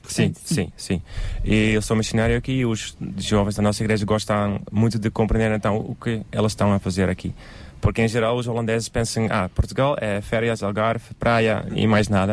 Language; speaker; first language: Portuguese; non-native, learner; Dutch